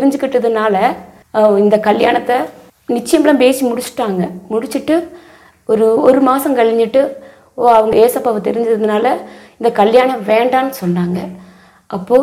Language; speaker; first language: Tamil; native; Tamil